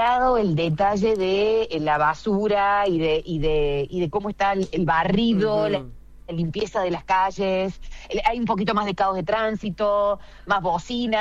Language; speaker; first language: Spanish; native; Spanish